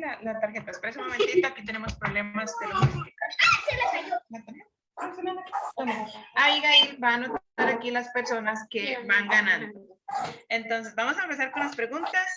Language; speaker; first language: Spanish; native; Spanish